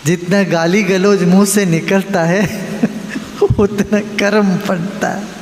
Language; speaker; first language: Hindi; non-native, local second language; Malayalam